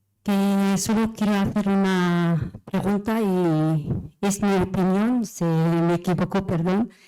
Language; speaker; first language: Spanish; non-native, fluent; Arabic